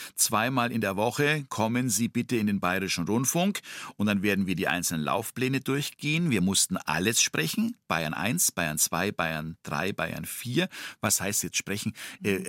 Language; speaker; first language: German; native; German